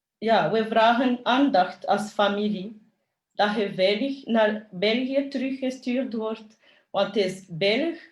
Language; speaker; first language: Dutch; non-native, fluent; Kinyarwanda